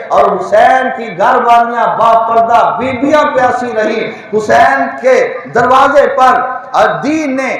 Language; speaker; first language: Urdu; non-native, local second language; Punjabi